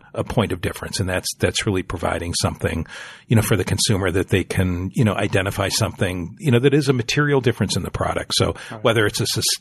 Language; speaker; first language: English; native; English